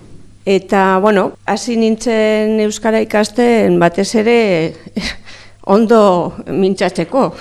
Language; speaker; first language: Basque; non-native, local second language; Spanish